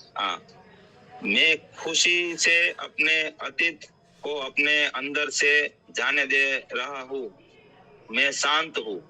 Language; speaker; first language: Hindi; non-native, local second language; Gujarati